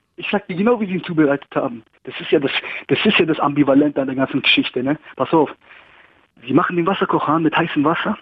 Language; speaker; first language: German; early bilingual, other home language; Greek